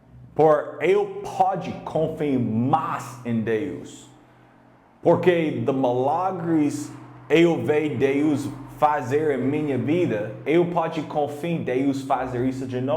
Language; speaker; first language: Portuguese; non-native, learner; English